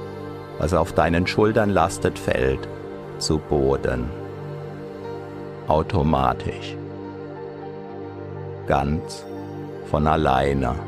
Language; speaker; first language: German; native; German